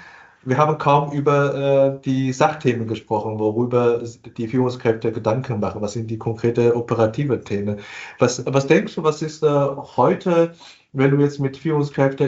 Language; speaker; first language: German; non-native, fluent; Chinese